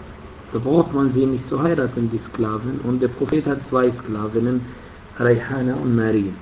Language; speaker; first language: German; non-native, fluent; Arabic